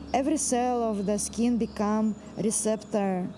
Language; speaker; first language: English; non-native, fluent; Russian